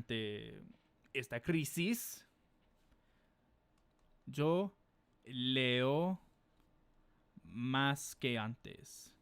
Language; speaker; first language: Spanish; non-native, fluent; English